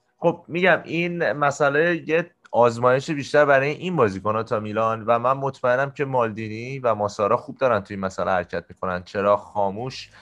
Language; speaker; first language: Persian; native; Persian